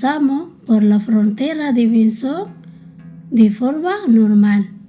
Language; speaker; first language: Spanish; early bilingual, other home language; Arabic